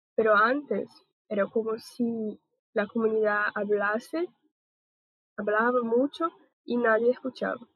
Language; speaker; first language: Spanish; non-native, learner; Portuguese